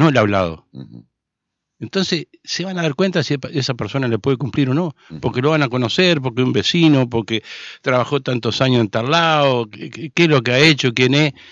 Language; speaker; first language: Spanish; native; Spanish